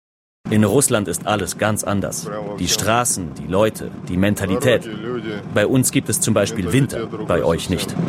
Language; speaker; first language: German; non-native, fluent; Russian